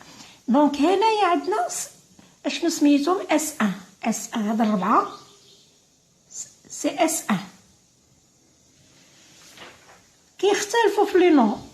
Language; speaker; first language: Arabic; native; Arabic